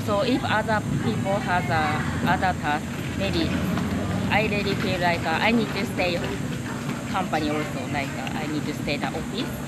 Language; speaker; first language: English; non-native, learner; Japanese